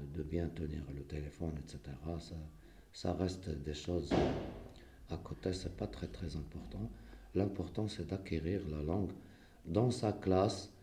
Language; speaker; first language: French; non-native, local second language; Arabic